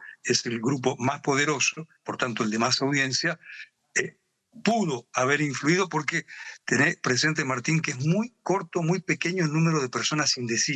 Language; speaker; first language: Spanish; native; Spanish